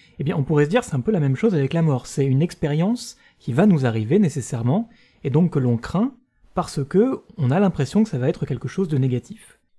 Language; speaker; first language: French; native; French